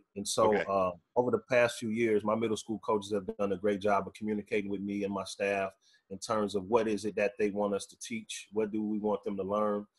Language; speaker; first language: English; native; English